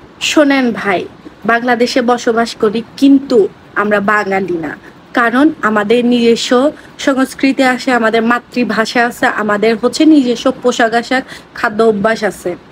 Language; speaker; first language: Bangla; non-native, local second language; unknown